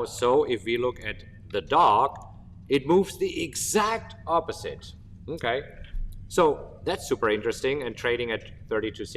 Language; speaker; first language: English; non-native, fluent; German